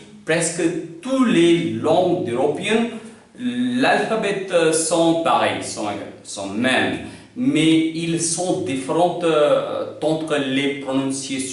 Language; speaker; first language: French; non-native, learner; Hindi